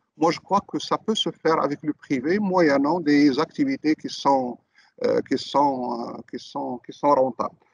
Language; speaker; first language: French; non-native, local second language; Arabic